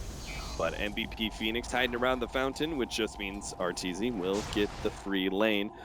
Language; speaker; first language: English; native; English